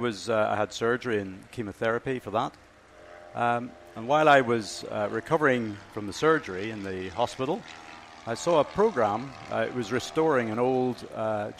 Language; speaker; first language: English; native; English